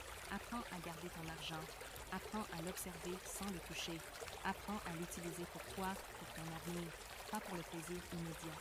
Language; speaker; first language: French; native; French